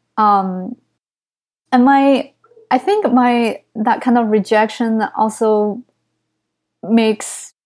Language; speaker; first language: English; non-native, fluent; Chinese